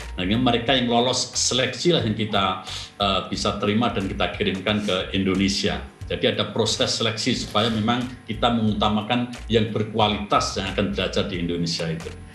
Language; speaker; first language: Indonesian; native; Indonesian